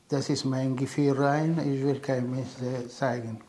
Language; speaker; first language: German; non-native, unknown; Arabic